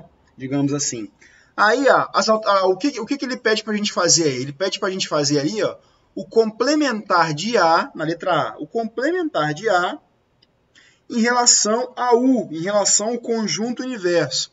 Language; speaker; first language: Portuguese; native; Portuguese